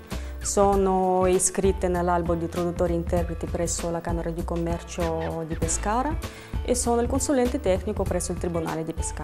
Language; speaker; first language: Italian; non-native, fluent; Russian